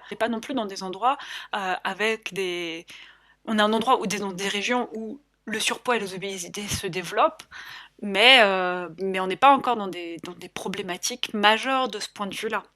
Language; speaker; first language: French; native; French